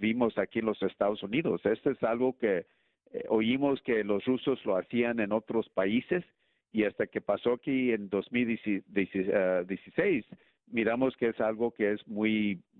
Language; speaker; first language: Spanish; early bilingual, heritage; Spanish